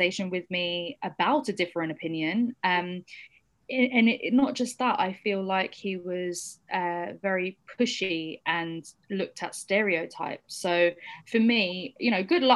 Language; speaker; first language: English; native; English